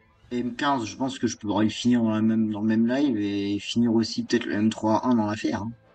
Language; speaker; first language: French; native; French